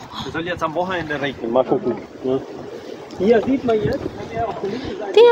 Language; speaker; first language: German; native; German